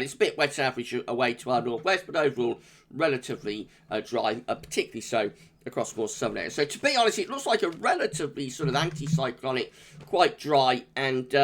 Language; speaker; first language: English; native; English